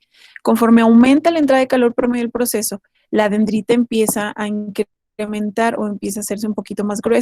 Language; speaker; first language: Spanish; native; Spanish